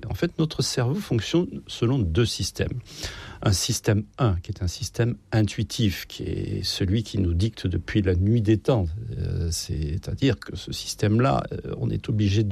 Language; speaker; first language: French; native; French